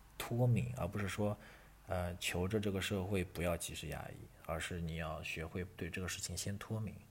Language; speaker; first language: Chinese; native; Chinese